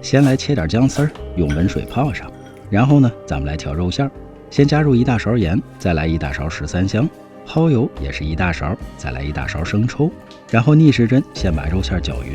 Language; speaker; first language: Chinese; native; Chinese